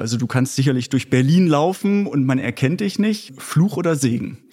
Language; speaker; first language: German; native; German